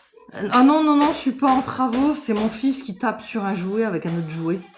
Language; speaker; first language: French; native; French